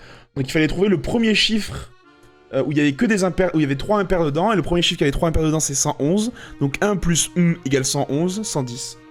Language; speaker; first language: French; native; French